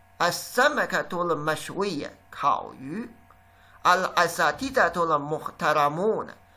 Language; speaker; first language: Arabic; non-native, fluent; Chinese